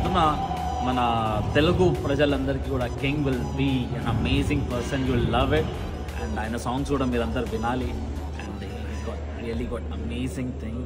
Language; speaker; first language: Telugu; native; Telugu